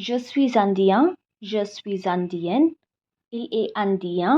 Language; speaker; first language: French; non-native, fluent; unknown